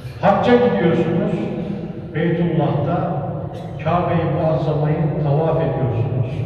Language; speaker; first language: Turkish; native; Turkish